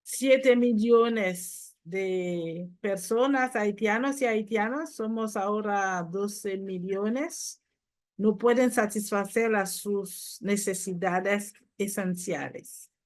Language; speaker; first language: Spanish; non-native, fluent; Haitian Creole